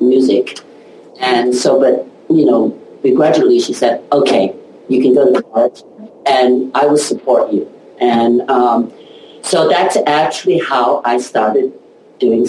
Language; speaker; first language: English; non-native, local second language; Cantonese